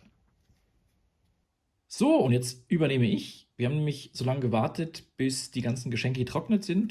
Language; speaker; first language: German; native; German